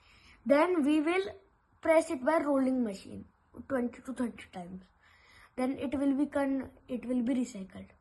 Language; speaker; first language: English; non-native, local second language; Hindi